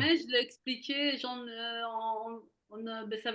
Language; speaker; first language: French; non-native, fluent; Hebrew